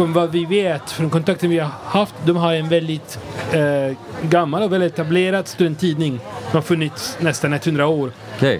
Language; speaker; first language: Swedish; non-native, fluent; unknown